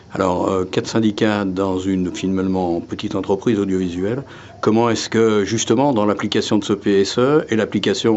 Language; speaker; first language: French; native; French